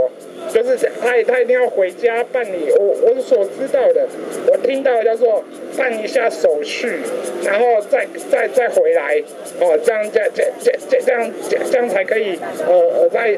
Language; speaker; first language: Chinese; native; Chinese